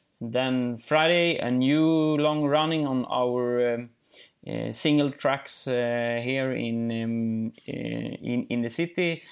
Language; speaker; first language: English; non-native, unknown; Swedish